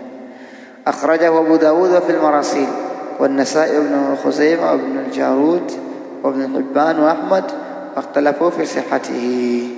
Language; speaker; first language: Arabic; non-native, fluent; Swahili